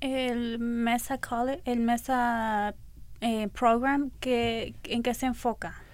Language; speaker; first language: Spanish; early bilingual, other home language; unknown